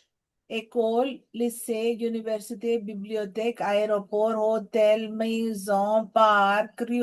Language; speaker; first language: French; non-native, fluent; Telugu